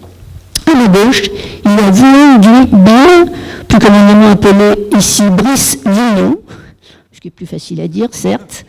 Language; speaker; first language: French; native; French